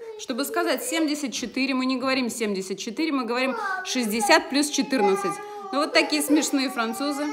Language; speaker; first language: Russian; native; Russian